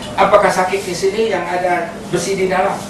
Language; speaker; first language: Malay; non-native, local second language; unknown